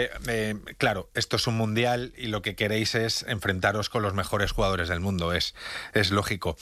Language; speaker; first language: Spanish; native; Spanish